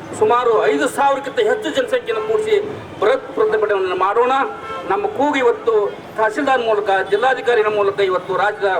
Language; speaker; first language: Kannada; non-native, local second language; Lambadi